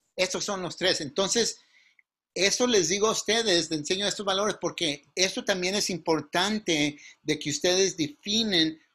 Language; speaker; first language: Spanish; native; Spanish